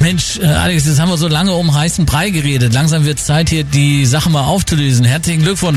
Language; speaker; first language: German; native; German